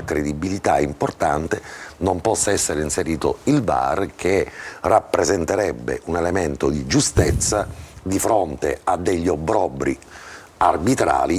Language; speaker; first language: Italian; native; Italian